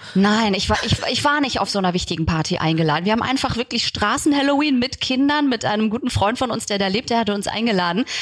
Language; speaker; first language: German; early bilingual, other home language; Turkish